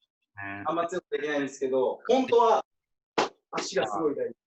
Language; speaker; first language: Japanese; native; Japanese